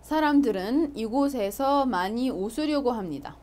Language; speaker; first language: Korean; non-native, fluent; Arabic